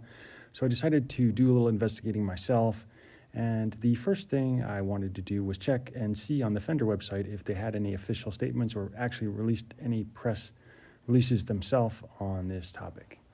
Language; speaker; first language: English; native; English